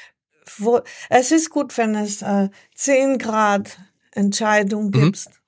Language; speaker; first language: German; non-native, learner; French